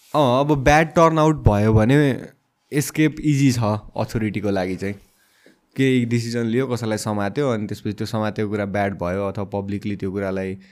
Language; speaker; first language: Nepali; non-native, local second language; Bhojpuri